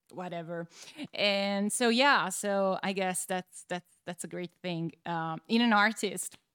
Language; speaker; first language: English; non-native, fluent; Italian